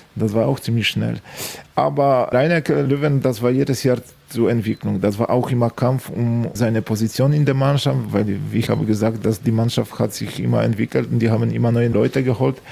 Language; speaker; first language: German; non-native, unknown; Polish